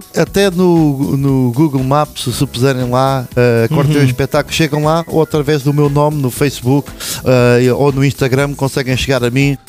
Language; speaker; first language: Portuguese; native; Portuguese